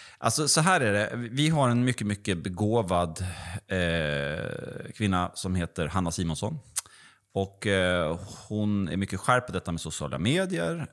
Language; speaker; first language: Swedish; native; Swedish